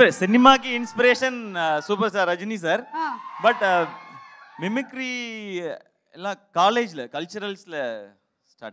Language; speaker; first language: Telugu; non-native, learner; Tamil